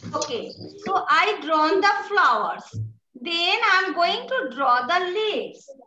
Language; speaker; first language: English; non-native, learner; Bangla